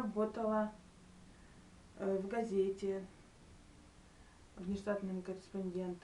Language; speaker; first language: Russian; native; Russian